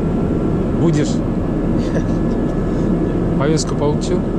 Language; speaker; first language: Russian; non-native, local second language; Kyrgyz